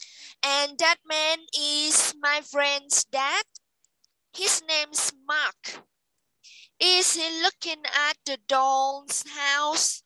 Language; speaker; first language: English; non-native, fluent; Vietnamese